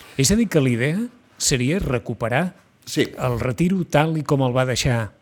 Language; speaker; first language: Catalan; native; Catalan